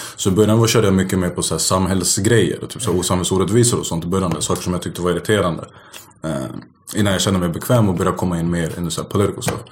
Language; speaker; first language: Swedish; early bilingual, other home language; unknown